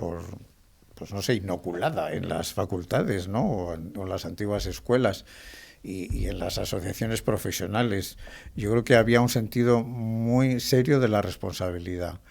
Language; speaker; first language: Spanish; native; Spanish